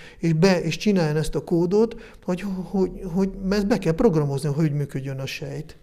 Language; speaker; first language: Hungarian; early bilingual, heritage; Hungarian